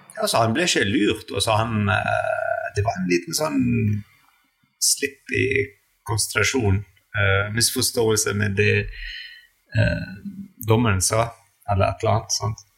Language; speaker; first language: Norwegian; non-native, fluent; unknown